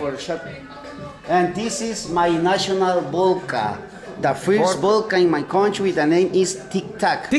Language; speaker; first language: English; non-native, learner; Spanish